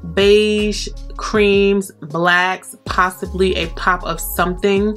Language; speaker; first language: English; native; English